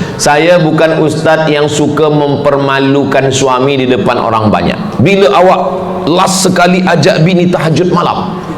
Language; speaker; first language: Malay; native; Malay